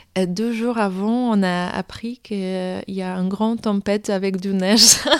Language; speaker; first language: French; non-native, fluent; Polish